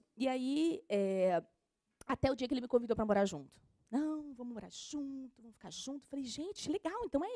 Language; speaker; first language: Portuguese; native; Portuguese